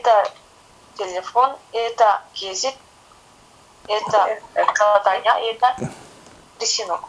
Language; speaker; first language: Russian; non-native, learner; Kazakh